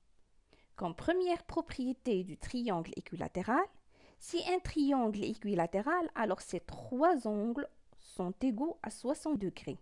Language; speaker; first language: French; non-native, local second language; Arabic